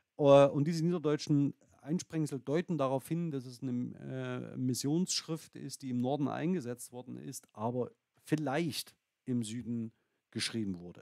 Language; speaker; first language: German; native; German